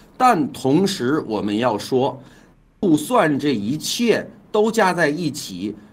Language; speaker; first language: Chinese; native; Chinese